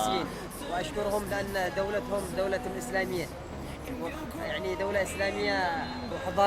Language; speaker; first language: Arabic; native; Arabic